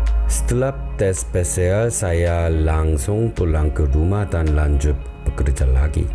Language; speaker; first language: Indonesian; non-native, learner; Korean